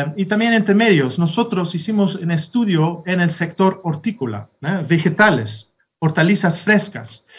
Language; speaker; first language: Spanish; non-native, fluent; Dutch